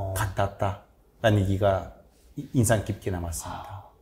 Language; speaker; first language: Korean; non-native, fluent; French